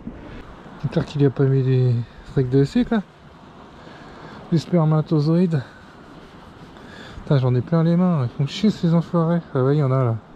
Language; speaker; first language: French; native; French